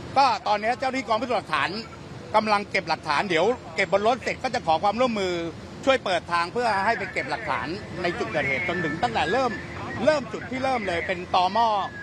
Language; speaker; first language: Thai; native; Thai